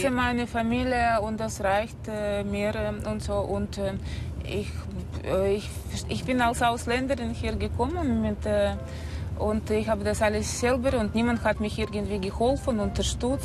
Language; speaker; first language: German; non-native, fluent; Russian